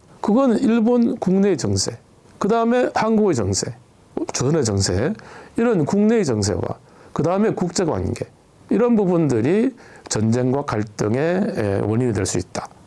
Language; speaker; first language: Korean; native; Korean